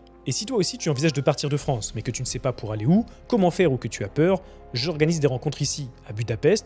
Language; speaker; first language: French; native; French